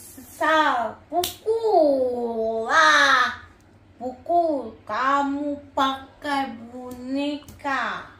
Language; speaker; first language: Indonesian; non-native, learner; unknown